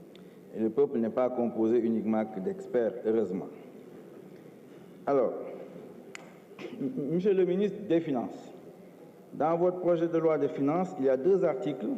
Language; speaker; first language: French; non-native, local second language; Wolof